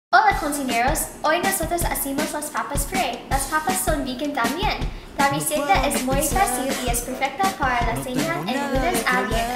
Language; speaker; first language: Spanish; non-native, learner; English